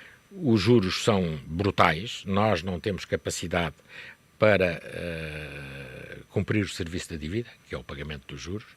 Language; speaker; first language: Portuguese; native; Portuguese